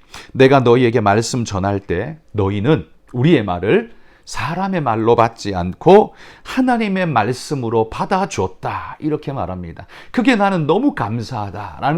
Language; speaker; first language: Korean; native; Korean